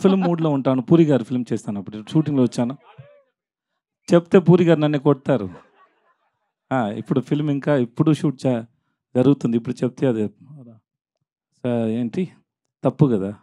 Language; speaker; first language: Telugu; non-native, learner; Tamil